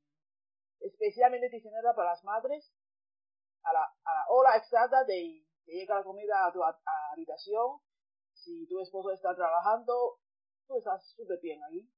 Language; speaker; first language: Spanish; non-native, fluent; Chinese